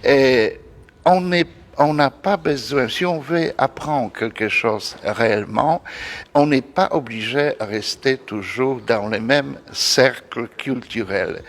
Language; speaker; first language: French; non-native, fluent; Polish